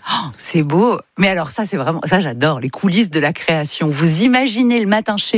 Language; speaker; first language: French; native; French